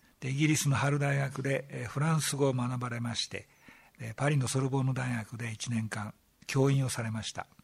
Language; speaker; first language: Japanese; native; Japanese